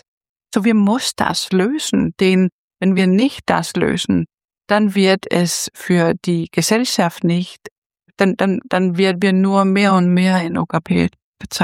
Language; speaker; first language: German; non-native, fluent; Danish